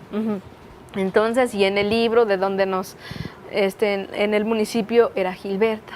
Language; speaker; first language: Spanish; non-native, local second language; Nahuatl languages